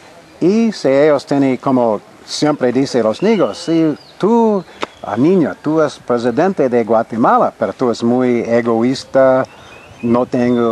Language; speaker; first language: Spanish; non-native, fluent; English